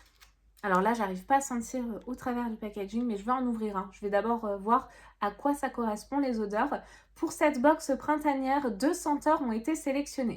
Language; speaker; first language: French; native; French